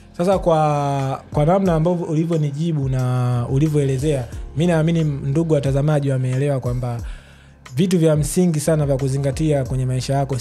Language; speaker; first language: Swahili; native; Swahili